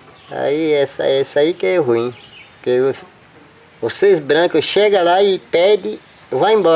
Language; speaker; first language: Portuguese; non-native, local second language; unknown